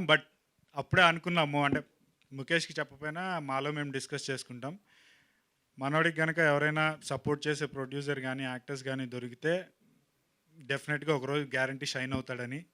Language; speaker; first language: Telugu; native; Telugu